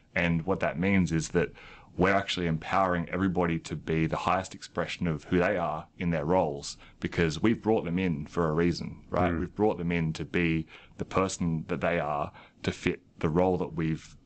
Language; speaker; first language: English; native; English